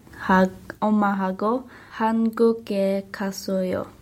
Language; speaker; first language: Korean; non-native, learner; English